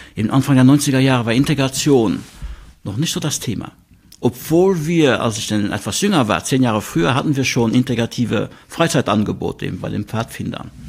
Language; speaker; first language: German; non-native, local second language; Luxembourgish